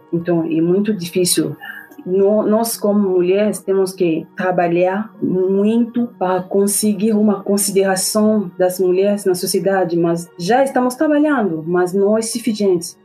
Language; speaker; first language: Portuguese; non-native, fluent; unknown